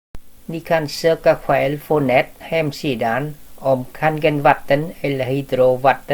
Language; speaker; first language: Swedish; non-native, learner; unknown